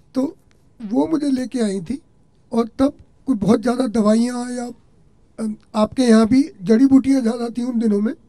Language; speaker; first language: Hindi; native; Hindi